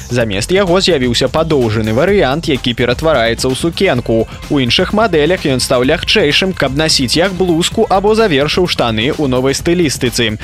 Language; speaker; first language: Belarusian; native; Belarusian